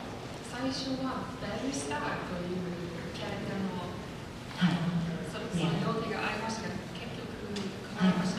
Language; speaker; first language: Japanese; non-native, fluent; English